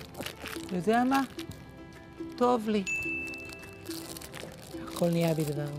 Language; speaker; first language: Hebrew; native; Hebrew